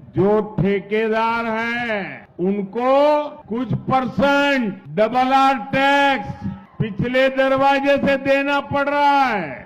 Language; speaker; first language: Hindi; non-native, local second language; Gujarati